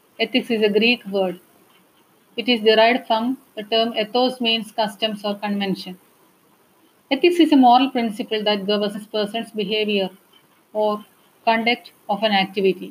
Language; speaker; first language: English; non-native, local second language; Malayalam